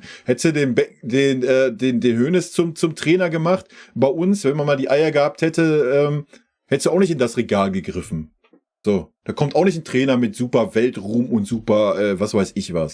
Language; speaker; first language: German; native; German